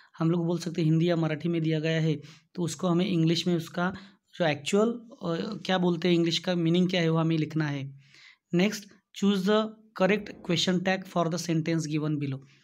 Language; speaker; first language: Hindi; non-native, local second language; Marathi